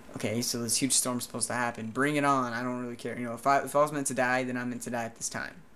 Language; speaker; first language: English; native; English